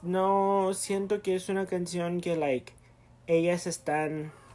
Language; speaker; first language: Spanish; early bilingual, heritage; Spanish